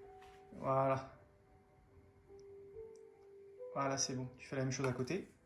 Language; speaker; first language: French; native; French